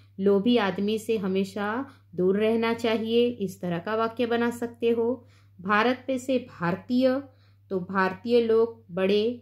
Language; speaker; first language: Hindi; non-native, local second language; Gujarati